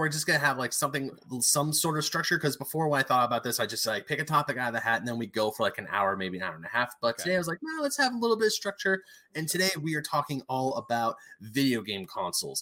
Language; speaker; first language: English; native; English